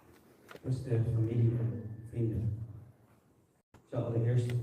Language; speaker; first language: Dutch; early bilingual, other home language; Tamil